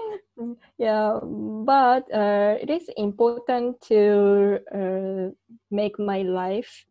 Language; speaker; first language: English; non-native, learner; Japanese